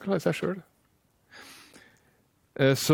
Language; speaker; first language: Norwegian; native; Norwegian